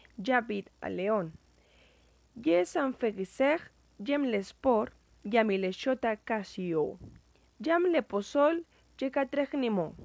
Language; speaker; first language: French; non-native, learner; Spanish